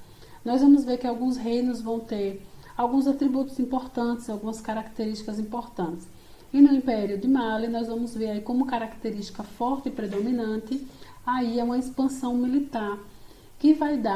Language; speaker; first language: Portuguese; native; Portuguese